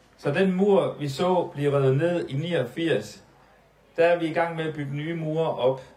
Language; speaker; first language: Danish; native; Danish